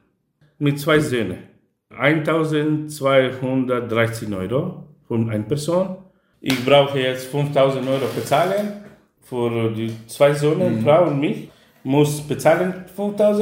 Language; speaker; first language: German; non-native, learner; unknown